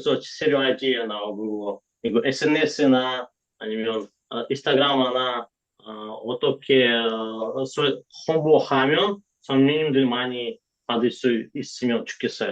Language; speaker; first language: Korean; non-native, learner; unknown